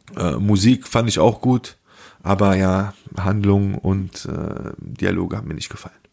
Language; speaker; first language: German; early bilingual, other home language; Turkish